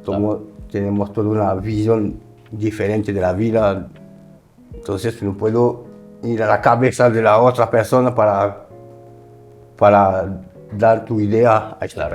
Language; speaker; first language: Spanish; non-native, learner; French